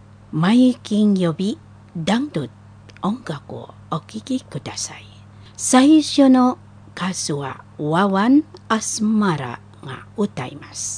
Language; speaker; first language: Japanese; non-native, fluent; Indonesian